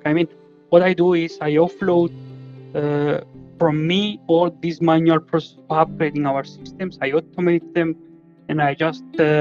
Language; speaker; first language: English; non-native, fluent; Greek